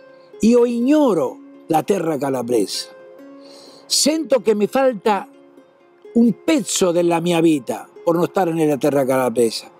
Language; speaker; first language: Italian; early bilingual, heritage; Italian